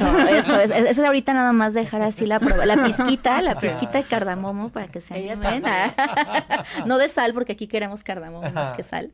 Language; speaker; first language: Spanish; native; Spanish